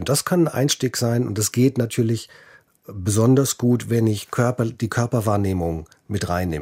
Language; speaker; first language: German; native; German